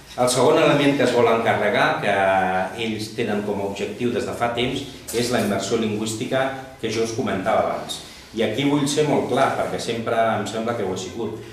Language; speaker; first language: Catalan; non-native, local second language; Spanish